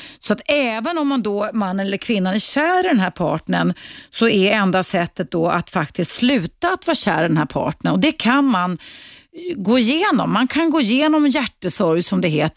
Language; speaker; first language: Swedish; native; Swedish